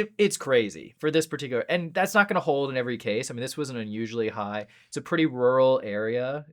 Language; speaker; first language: English; native; English